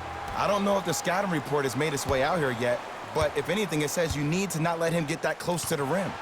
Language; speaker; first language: English; native; English